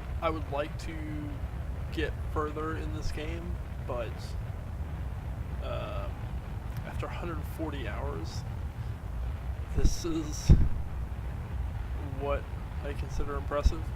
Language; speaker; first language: English; native; English